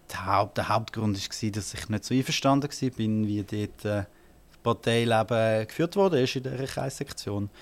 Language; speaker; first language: German; native; German